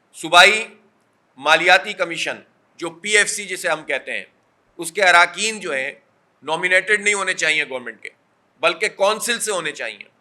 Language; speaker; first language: Urdu; native; Urdu